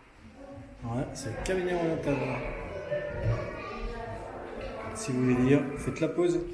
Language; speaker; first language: French; native; French